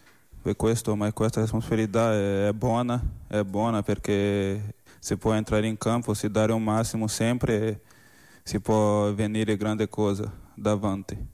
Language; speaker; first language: Spanish; non-native, learner; Portuguese